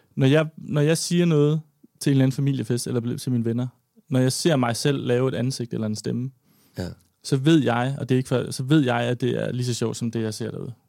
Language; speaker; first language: Danish; native; Danish